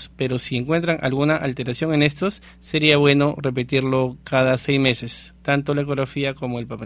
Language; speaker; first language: Spanish; native; Spanish